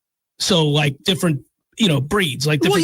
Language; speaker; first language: English; native; English